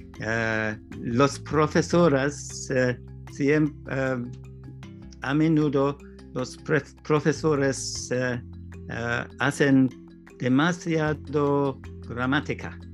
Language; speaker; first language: Spanish; non-native, learner; English